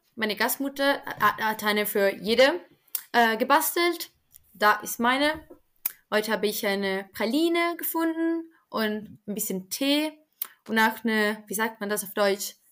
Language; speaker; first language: German; non-native, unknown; Italian